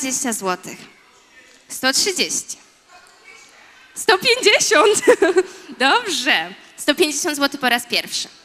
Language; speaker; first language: Polish; native; Polish